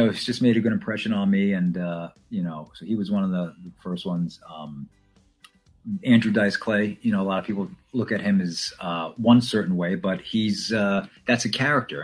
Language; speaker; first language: English; native; English